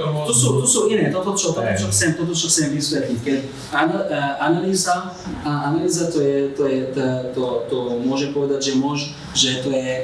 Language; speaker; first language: Slovak; non-native, fluent; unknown